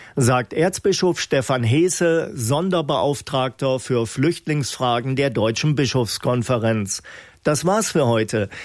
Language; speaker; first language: German; native; German